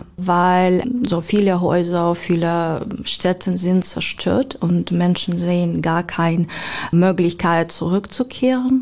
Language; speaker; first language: German; non-native, learner; Ukrainian